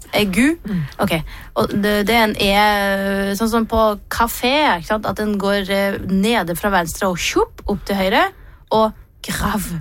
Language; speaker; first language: Norwegian; native; Norwegian